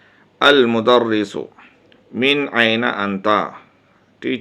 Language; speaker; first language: Arabic; non-native, fluent; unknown